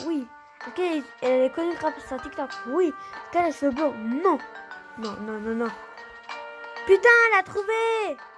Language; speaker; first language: French; native; French